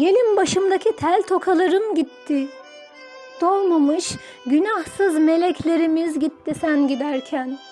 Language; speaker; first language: Turkish; native; Turkish